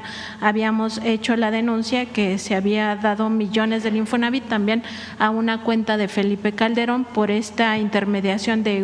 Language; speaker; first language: Spanish; native; Spanish